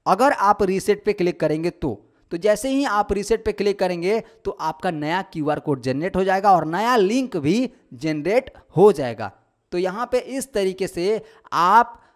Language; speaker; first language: Hindi; native; Hindi